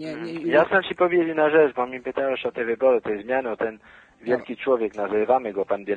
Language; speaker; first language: Polish; non-native, fluent; French